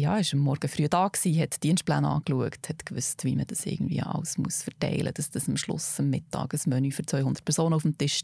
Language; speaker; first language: German; native; German